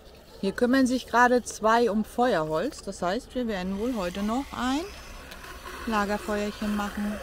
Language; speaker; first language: German; native; German